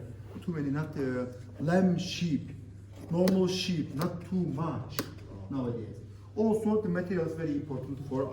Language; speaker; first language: English; non-native, learner; Turkish